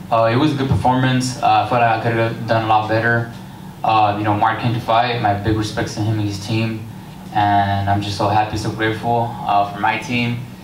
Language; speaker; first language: English; early bilingual, other home language; Spanish